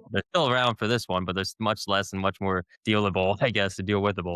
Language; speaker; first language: English; native; English